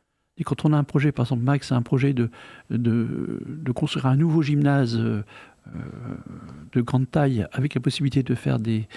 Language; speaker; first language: French; native; French